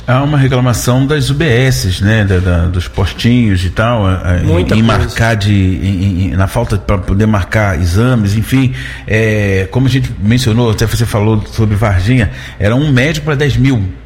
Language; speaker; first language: Portuguese; native; Portuguese